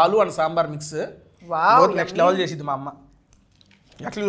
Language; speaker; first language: Telugu; native; Telugu